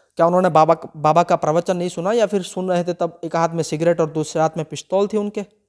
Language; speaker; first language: Hindi; non-native, local second language; Gujarati